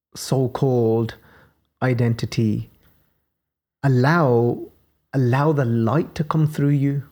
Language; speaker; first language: English; native; English